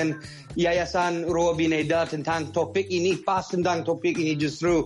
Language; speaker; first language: Indonesian; non-native, fluent; English